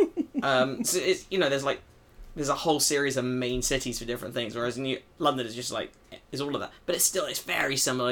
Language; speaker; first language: English; native; English